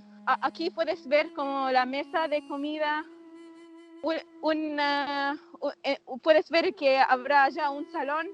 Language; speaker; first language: Spanish; non-native, fluent; Arabic